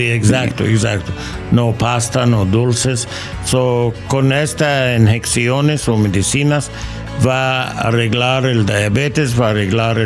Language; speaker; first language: Spanish; non-native, learner; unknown